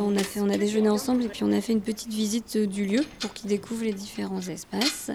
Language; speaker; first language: French; native; French